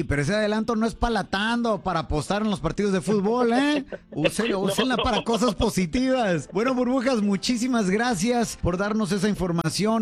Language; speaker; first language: Spanish; native; Spanish